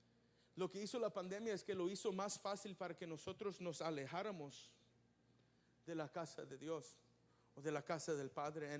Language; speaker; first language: Spanish; early bilingual, heritage; Spanish